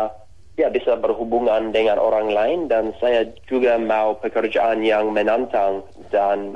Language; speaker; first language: Indonesian; non-native, fluent; English